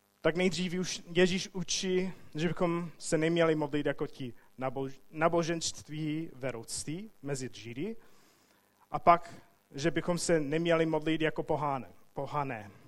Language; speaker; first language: Czech; non-native, fluent; English